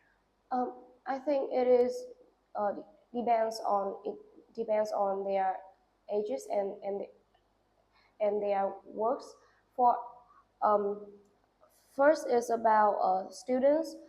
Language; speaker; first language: English; non-native, learner; Vietnamese